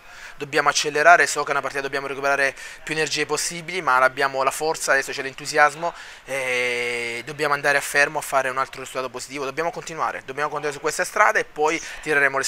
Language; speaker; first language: Italian; native; Italian